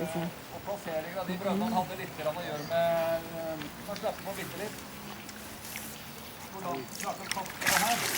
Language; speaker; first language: Norwegian; native; Norwegian